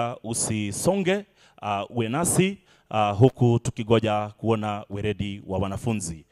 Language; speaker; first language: Swahili; non-native, local second language; Kikuyu